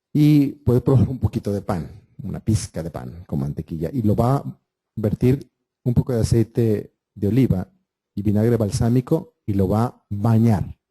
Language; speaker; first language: Spanish; native; Spanish